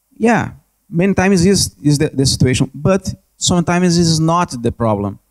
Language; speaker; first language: English; non-native, learner; Portuguese